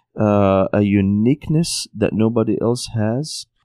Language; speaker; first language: English; non-native, fluent; Arabic